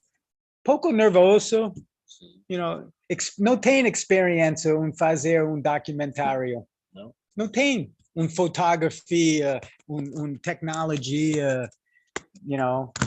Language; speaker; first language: Portuguese; non-native, learner; English